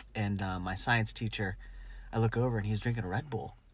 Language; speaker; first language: English; early bilingual, other home language; Filipino